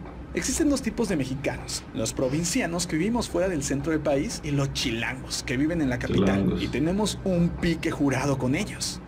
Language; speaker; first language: Spanish; native; Spanish